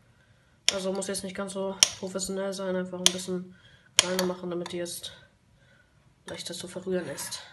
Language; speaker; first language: German; native; German